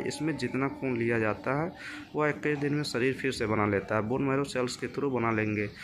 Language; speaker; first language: Hindi; native; Hindi